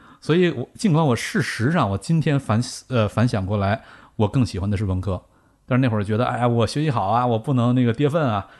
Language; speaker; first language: Chinese; native; Chinese